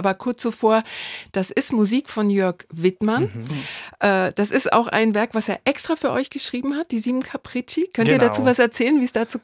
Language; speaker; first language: German; native; German